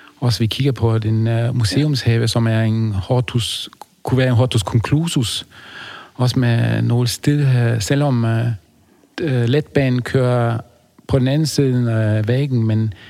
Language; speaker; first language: Danish; non-native, fluent; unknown